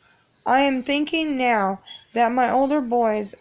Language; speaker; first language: English; native; English